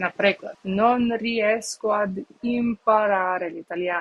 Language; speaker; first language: Italian; non-native, fluent; Ukrainian